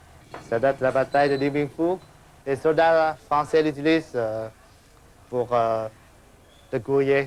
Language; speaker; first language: French; non-native, fluent; Vietnamese